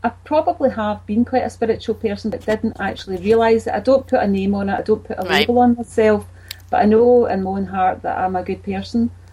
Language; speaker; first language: English; native; English